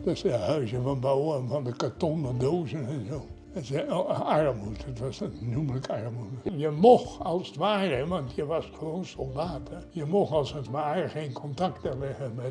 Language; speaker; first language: Dutch; native; Dutch